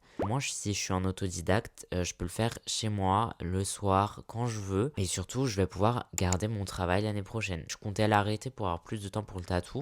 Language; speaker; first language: French; native; French